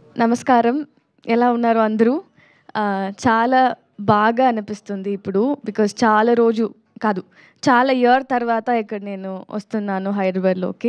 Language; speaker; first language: Telugu; non-native, learner; Tamil